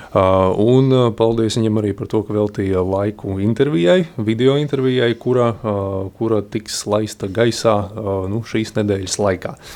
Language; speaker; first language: Latvian; native; Latvian